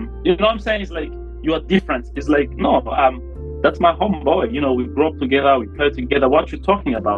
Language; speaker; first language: English; non-native, learner; Rundi